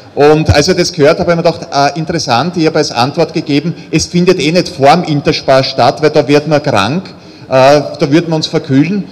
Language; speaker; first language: German; native; German